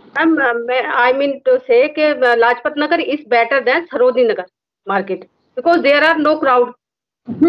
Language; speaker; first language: English; non-native, learner; Hindi